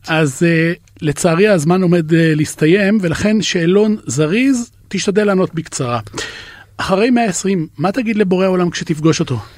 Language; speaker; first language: Hebrew; native; Hebrew